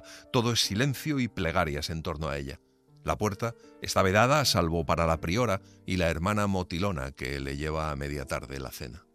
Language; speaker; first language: Spanish; native; Spanish